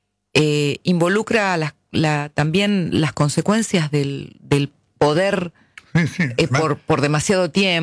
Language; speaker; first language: Spanish; native; Spanish